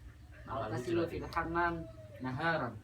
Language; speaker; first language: Arabic; non-native, learner; Indonesian